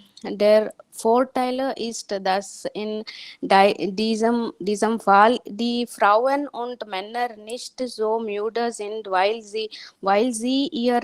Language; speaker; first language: German; non-native, learner; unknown